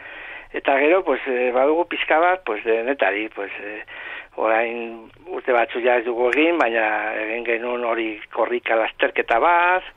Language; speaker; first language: Basque; non-native, local second language; Spanish